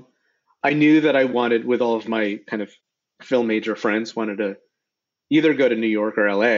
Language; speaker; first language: English; native; English